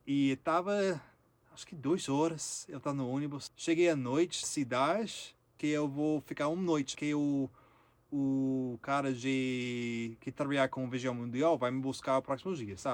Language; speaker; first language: Portuguese; non-native, learner; English